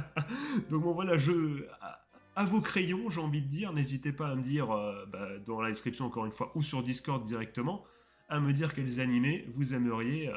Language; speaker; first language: French; native; French